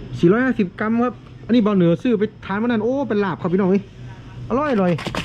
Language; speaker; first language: Thai; native; Thai